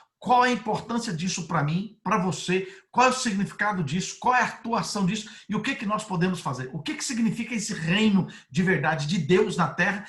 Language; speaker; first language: Portuguese; native; Portuguese